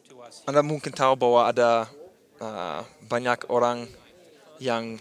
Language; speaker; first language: Indonesian; non-native, fluent; English